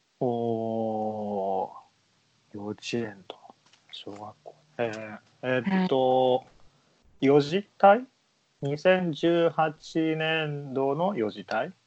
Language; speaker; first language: Japanese; native; Japanese